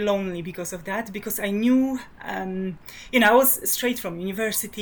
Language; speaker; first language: English; non-native, fluent; Polish